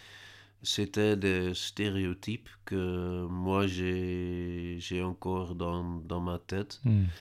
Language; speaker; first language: French; non-native, learner; Dutch